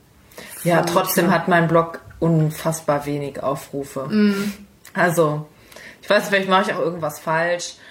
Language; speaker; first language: German; native; German